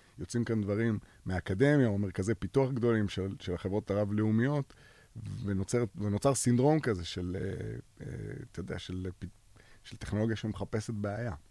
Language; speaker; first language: Hebrew; native; Hebrew